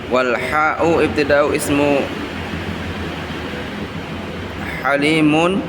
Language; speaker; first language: Arabic; non-native, learner; Indonesian